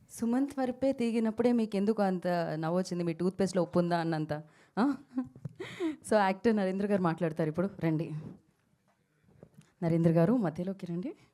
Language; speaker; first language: Telugu; native; Telugu